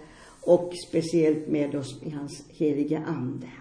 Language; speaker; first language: Swedish; non-native, fluent; Finnish